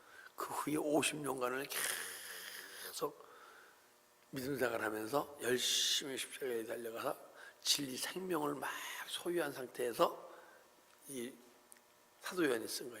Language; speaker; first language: Korean; native; Korean